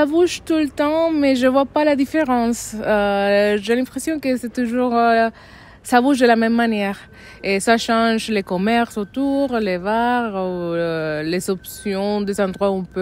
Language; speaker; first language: French; non-native, fluent; Spanish